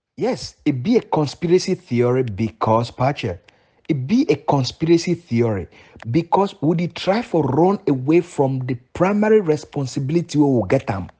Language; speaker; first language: Nigerian Pidgin; native; Nigerian Pidgin